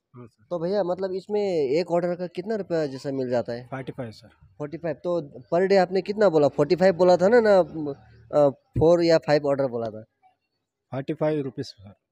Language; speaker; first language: Hindi; non-native, local second language; Bangla